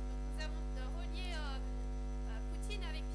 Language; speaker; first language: French; native; French